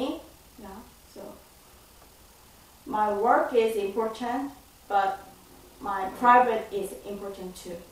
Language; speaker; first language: English; non-native, learner; Korean